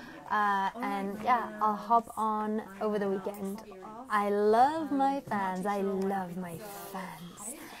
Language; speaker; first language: English; non-native, fluent; French